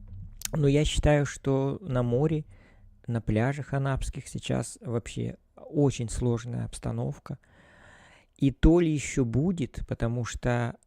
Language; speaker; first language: Russian; native; Russian